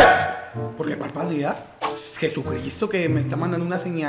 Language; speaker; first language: Spanish; native; Spanish